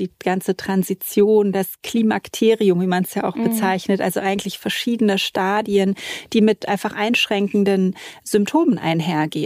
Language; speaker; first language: German; native; German